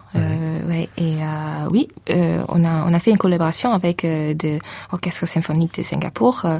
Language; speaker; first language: French; non-native, fluent; English